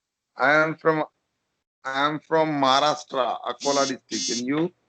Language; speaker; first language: English; non-native, local second language; Marathi